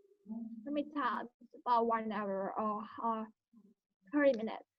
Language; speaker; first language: English; non-native, learner; Vietnamese